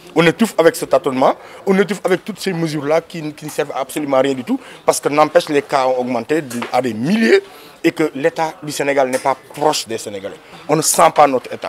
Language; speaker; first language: French; non-native, local second language; Wolof